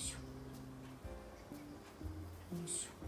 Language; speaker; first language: Japanese; native; Japanese